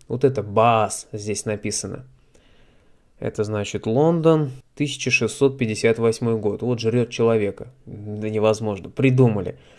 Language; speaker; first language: Russian; native; Russian